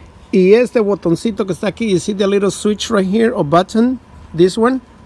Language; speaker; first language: English; non-native, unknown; Spanish